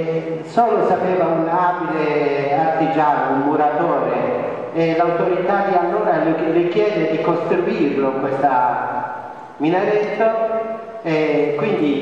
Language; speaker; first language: Italian; non-native, fluent; Central Kurdish